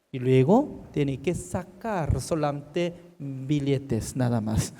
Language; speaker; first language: Spanish; non-native, fluent; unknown